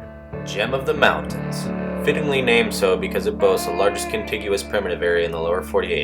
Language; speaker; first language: English; native; English